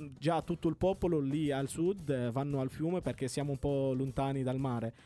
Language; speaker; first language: Italian; non-native, fluent; Arabic